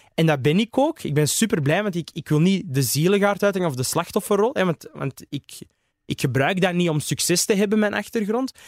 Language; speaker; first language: Dutch; early bilingual, other home language; Arabic